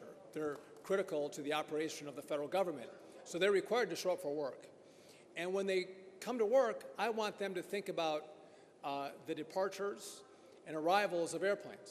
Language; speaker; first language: English; native; English